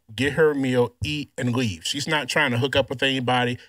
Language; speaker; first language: English; native; English